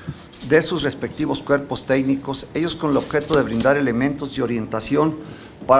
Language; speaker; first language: Spanish; native; Spanish